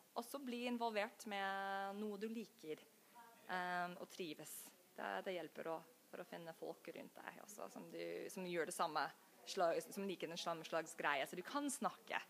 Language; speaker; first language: Norwegian; non-native, fluent; English